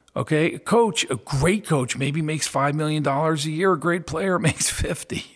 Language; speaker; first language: English; native; English